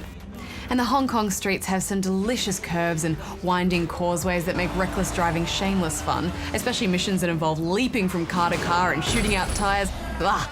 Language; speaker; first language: English; native; English